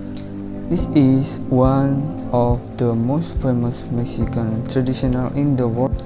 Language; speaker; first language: English; non-native, learner; Indonesian